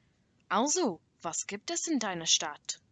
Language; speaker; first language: German; non-native, learner; English